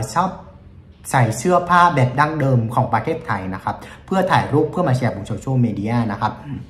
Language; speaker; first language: Thai; non-native, fluent; Vietnamese